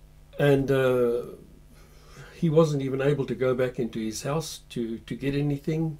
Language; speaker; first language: English; native; English